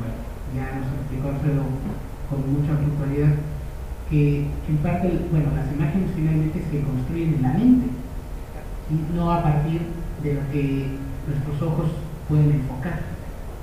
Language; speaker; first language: Spanish; native; Spanish